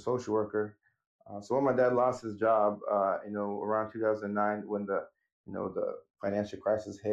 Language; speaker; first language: English; native; English